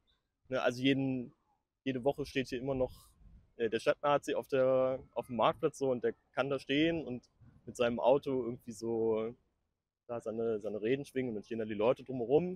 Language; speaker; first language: German; native; German